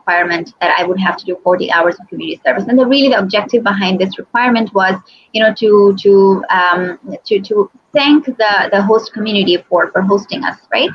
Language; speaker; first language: English; non-native, local second language; Bangla